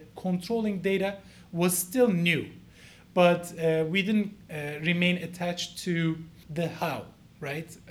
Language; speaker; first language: English; non-native, fluent; Turkish